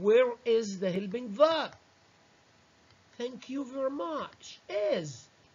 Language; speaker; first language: English; non-native, fluent; Arabic